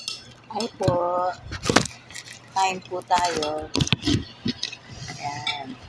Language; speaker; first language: Filipino; native; Filipino